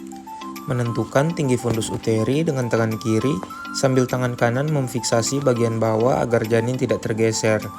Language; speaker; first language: Indonesian; native; Indonesian